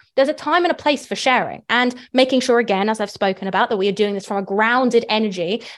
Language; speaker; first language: English; native; English